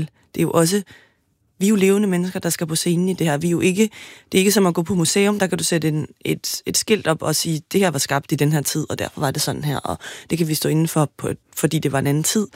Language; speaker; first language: Danish; native; Danish